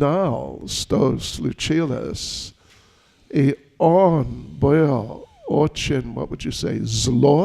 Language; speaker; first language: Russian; non-native, learner; English